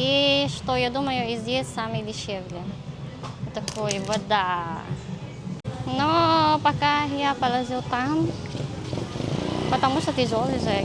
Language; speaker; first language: Russian; non-native, learner; Filipino